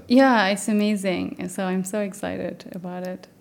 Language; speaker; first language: English; non-native, fluent; Turkish